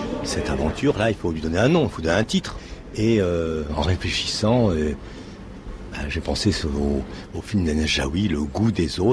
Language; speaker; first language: French; native; French